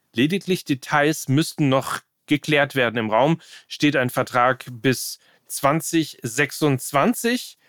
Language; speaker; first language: German; native; German